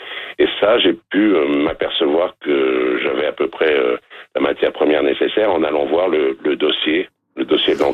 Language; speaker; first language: French; native; French